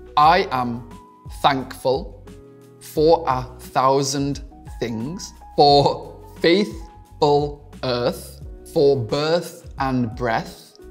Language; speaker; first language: English; native; English